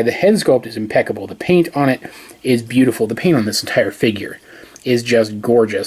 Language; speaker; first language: English; native; English